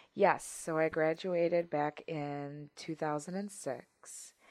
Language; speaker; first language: English; native; English